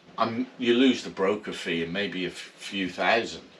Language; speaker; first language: English; native; English